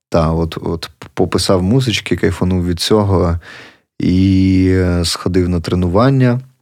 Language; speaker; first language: Ukrainian; native; Ukrainian